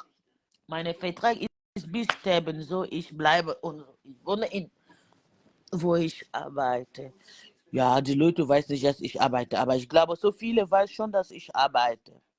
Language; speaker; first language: German; non-native, learner; French